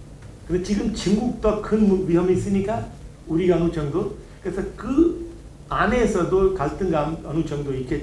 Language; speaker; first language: Korean; non-native, learner; Hindi